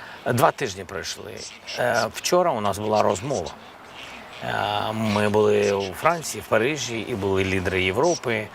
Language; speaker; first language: Ukrainian; non-native, local second language; Russian